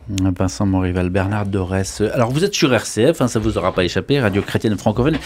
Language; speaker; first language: French; native; French